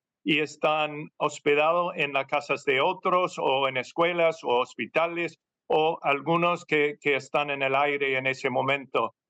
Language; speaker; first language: Spanish; non-native, fluent; English